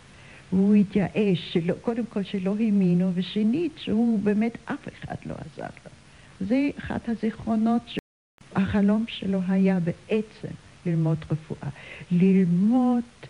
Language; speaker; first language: Hebrew; non-native, fluent; German